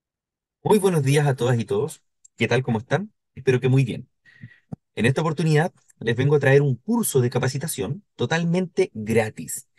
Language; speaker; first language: Spanish; native; Spanish